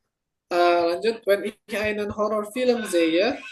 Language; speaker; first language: German; non-native, learner; Indonesian